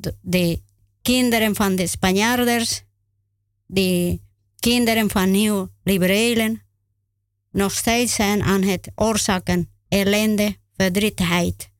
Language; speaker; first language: Dutch; non-native, learner; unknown